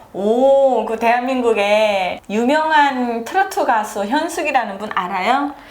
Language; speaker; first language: Korean; native; Korean